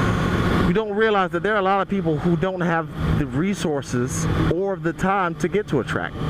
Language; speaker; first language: English; native; English